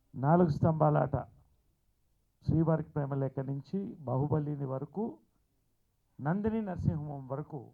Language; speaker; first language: Telugu; native; Telugu